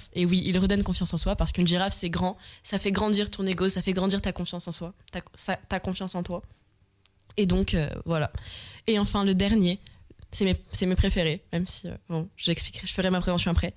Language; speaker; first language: French; native; French